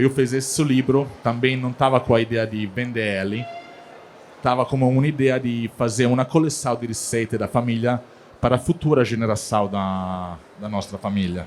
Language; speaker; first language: Portuguese; non-native, learner; Italian